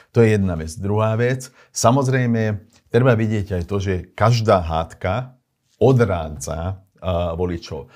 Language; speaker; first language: Slovak; non-native, local second language; Hungarian